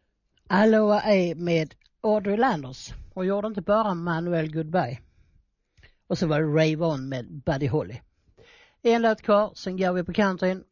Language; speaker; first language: Swedish; native; Swedish